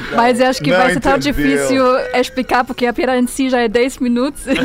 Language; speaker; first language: Portuguese; non-native, fluent; German